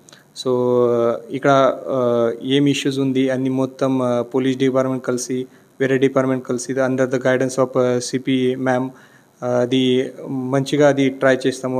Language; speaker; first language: Telugu; non-native, learner; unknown